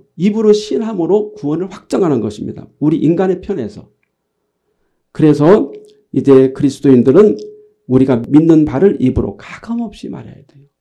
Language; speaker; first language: Korean; native; Korean